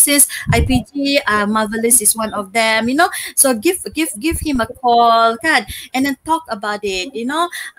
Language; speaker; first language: English; non-native, local second language; Malay